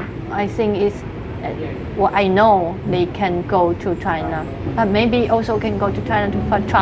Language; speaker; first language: English; non-native, fluent; Chinese